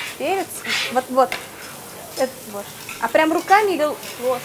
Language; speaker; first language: Russian; native; Russian